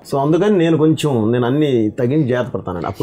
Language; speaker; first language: Telugu; native; Telugu